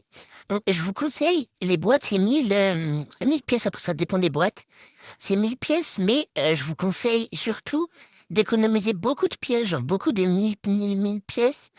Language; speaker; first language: French; native; French